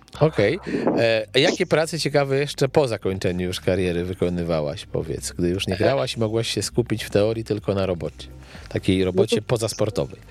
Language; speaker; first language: Polish; native; Polish